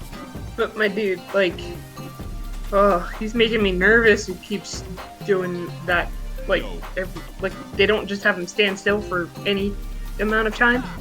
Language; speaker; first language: English; native; English